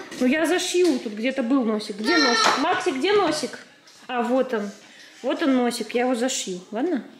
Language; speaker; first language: Russian; native; Russian